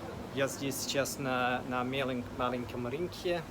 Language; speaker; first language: Russian; non-native, fluent; English